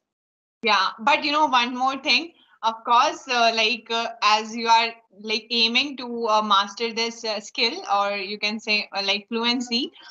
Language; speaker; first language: English; non-native, local second language; Hindi